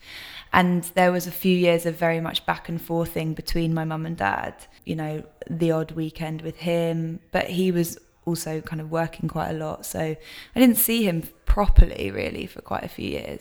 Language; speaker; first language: English; native; English